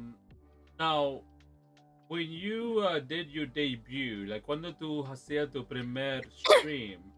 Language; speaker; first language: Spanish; early bilingual, heritage; English